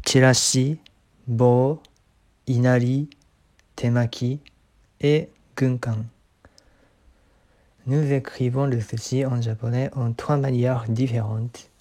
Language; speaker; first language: French; non-native, learner; Japanese